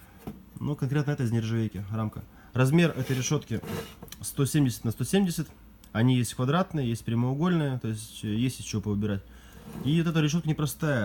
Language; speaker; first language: Russian; native; Russian